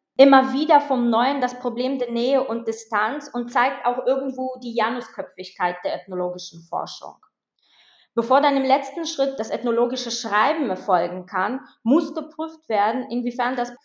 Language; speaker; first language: German; non-native, fluent; Polish